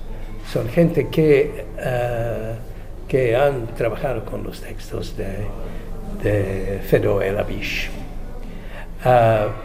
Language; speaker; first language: Spanish; non-native, fluent; Czech